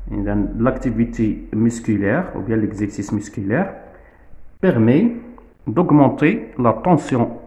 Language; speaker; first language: French; non-native, local second language; Arabic